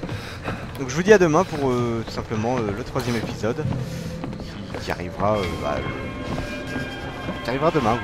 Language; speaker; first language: French; native; French